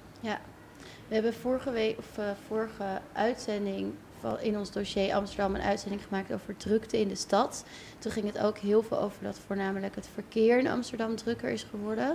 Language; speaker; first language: Dutch; native; Dutch